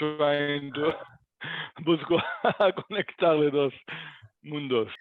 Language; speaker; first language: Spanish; non-native, learner; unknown